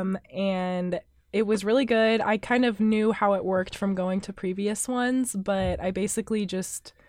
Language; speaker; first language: English; native; English